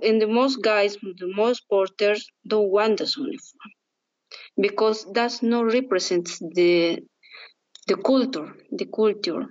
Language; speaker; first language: English; non-native, learner; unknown